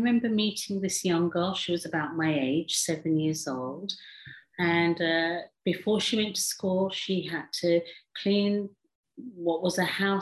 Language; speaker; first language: English; early bilingual, other home language; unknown